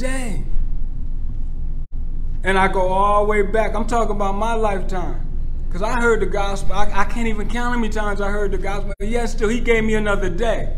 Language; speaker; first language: English; native; English